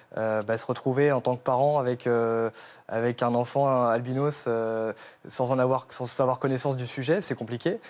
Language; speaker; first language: French; native; French